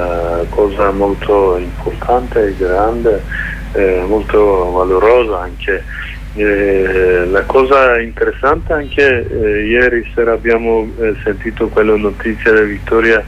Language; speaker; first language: Italian; non-native, learner; Kurdish